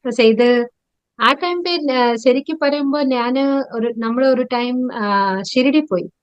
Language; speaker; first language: Malayalam; non-native, local second language; Odia